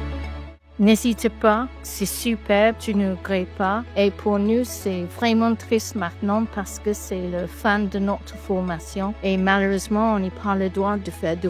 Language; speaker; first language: French; non-native, learner; English